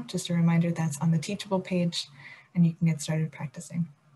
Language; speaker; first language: English; native; English